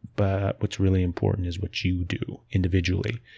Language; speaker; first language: English; native; English